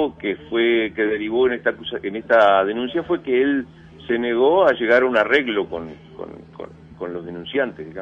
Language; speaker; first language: Spanish; native; Spanish